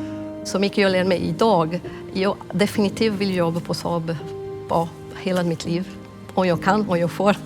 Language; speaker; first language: Swedish; non-native, fluent; Portuguese